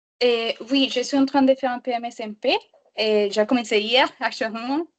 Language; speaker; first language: French; non-native, learner; Spanish